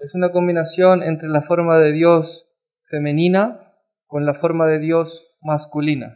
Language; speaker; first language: Spanish; native; Spanish